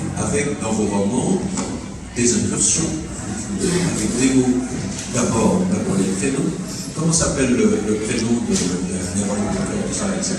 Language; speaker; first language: French; native; French